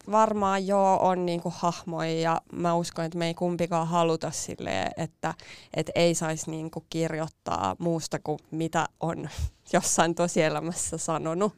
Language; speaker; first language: Finnish; native; Finnish